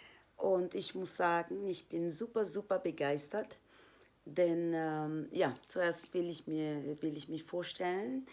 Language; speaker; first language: German; non-native, fluent; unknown